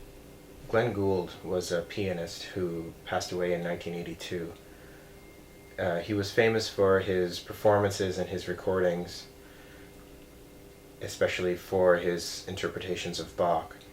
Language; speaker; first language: English; native; English